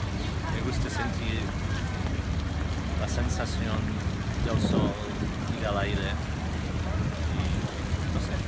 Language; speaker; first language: Spanish; non-native, fluent; English